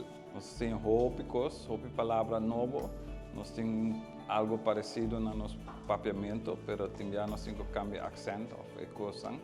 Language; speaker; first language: Portuguese; non-native, learner; Papiamento